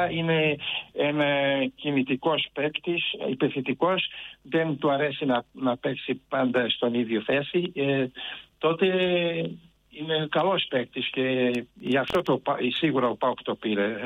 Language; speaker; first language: Greek; non-native, fluent; Portuguese